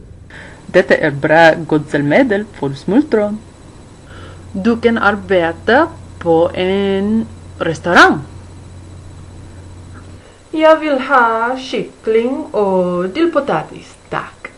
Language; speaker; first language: Swedish; non-native, learner; English